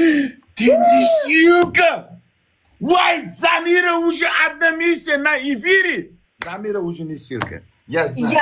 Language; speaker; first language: Russian; non-native, learner; Uzbek